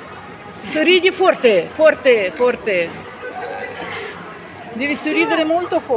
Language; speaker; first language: Italian; non-native, learner; Russian